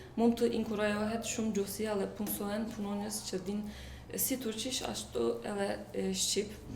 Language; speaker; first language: Albanian; non-native, local second language; Turkish